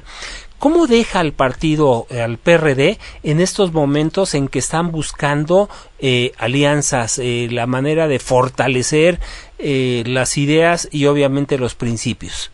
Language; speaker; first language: Spanish; native; Spanish